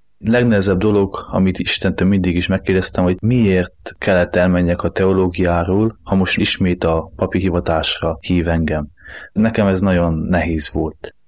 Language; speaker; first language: Hungarian; native; Hungarian